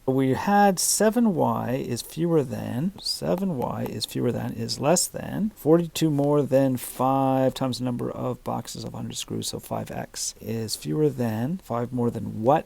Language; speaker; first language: English; native; English